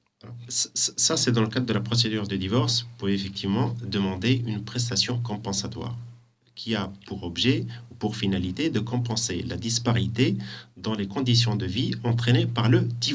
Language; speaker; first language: French; native; French